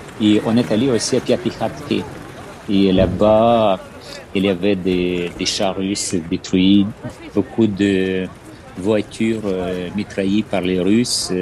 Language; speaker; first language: French; non-native, learner; Ukrainian